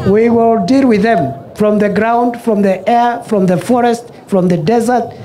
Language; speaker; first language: English; non-native, local second language; Swahili